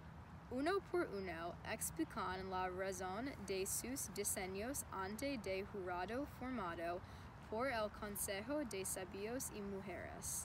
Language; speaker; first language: Spanish; non-native, learner; English